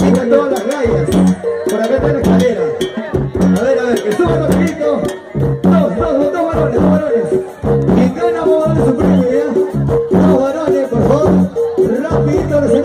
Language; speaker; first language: Spanish; native; Spanish